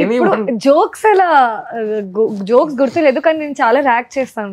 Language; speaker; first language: Telugu; non-native, fluent; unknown